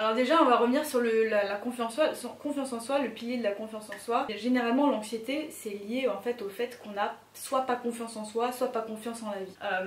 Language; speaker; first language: French; native; French